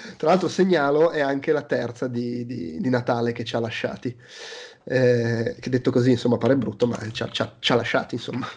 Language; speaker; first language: Italian; native; Italian